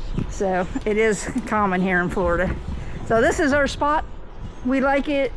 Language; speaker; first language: English; native; English